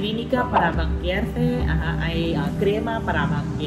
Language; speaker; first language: Spanish; non-native, learner; Thai